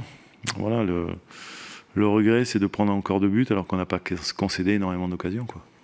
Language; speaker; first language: French; native; French